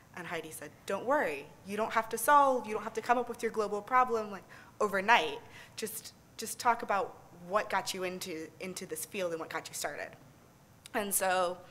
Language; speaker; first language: English; native; English